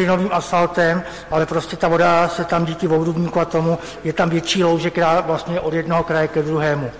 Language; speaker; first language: Czech; native; Czech